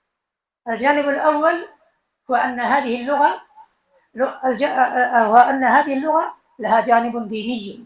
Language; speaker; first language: Arabic; non-native, fluent; Bangla